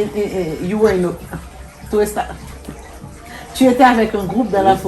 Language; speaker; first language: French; non-native, fluent; English